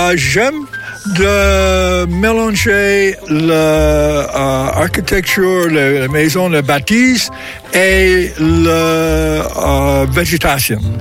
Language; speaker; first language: French; non-native, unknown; English